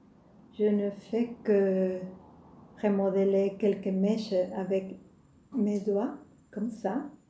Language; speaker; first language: French; non-native, fluent; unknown